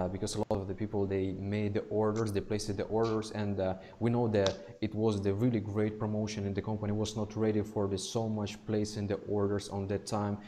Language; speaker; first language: English; non-native, fluent; Russian